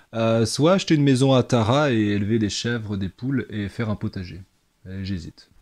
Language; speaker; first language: French; native; French